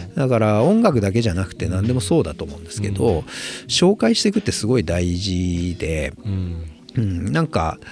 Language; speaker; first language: Japanese; native; Japanese